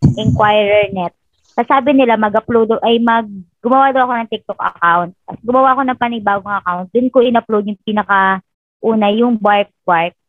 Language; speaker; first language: Filipino; non-native, local second language; Bikol